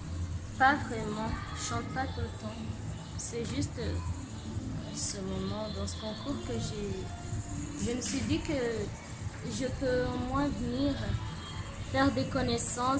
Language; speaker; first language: French; non-native, local second language; Comorian